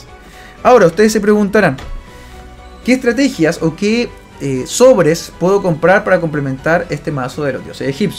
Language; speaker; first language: Spanish; native; Spanish